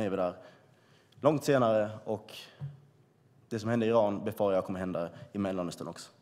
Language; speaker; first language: Swedish; native; Swedish